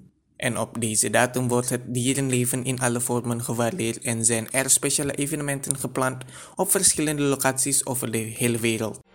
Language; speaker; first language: Dutch; non-native, fluent; Indonesian